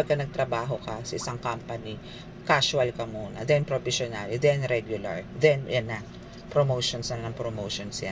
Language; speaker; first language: Filipino; native; Filipino